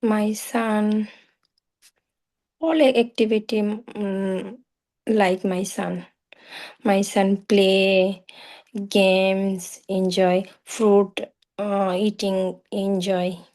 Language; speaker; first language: English; non-native, learner; Bangla